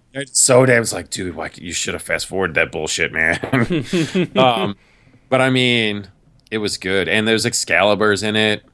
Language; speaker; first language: English; native; English